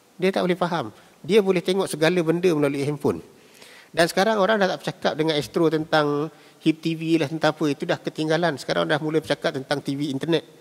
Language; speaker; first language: Malay; native; Malay